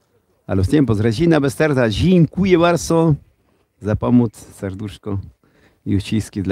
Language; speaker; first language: Polish; non-native, learner; Spanish